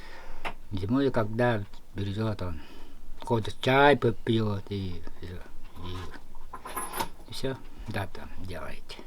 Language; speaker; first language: Russian; non-native, local second language; Yakut